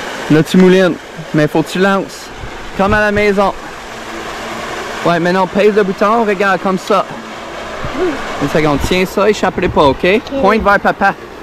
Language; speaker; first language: French; native; French